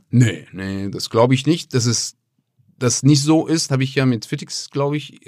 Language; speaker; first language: German; non-native, fluent; Persian